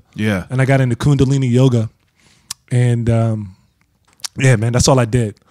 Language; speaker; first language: English; native; English